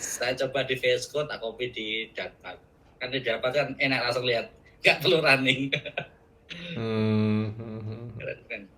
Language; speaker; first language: Indonesian; native; Indonesian